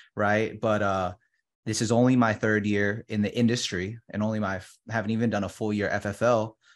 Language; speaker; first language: English; early bilingual, other home language; Filipino